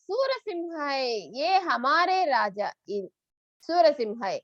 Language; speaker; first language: Hindi; non-native, local second language; Telugu